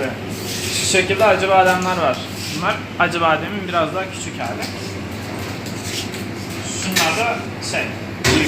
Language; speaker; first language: Turkish; native; Turkish